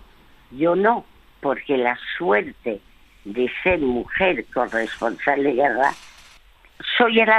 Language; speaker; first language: Spanish; early bilingual, other home language; French